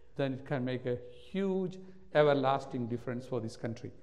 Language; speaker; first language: English; non-native, local second language; Malayalam